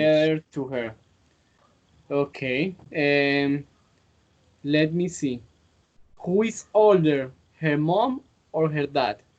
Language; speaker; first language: English; non-native, fluent; Spanish